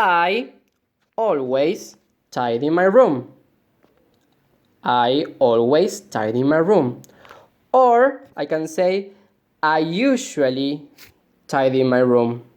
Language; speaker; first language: English; non-native, fluent; Spanish